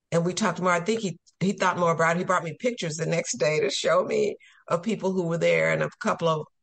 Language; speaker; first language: English; native; English